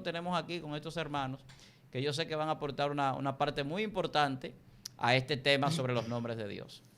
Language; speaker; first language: Spanish; native; Spanish